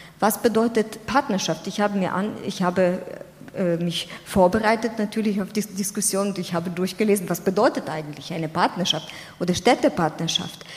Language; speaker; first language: German; non-native, fluent; Ukrainian